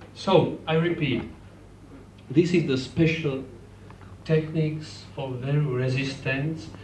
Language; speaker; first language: English; non-native, fluent; Czech